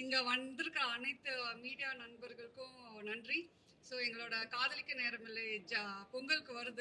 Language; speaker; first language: Tamil; native; Tamil